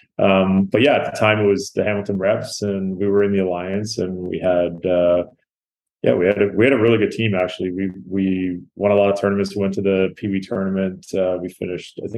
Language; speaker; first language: English; native; English